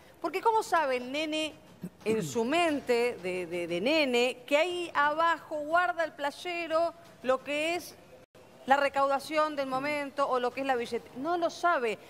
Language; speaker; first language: Spanish; native; Spanish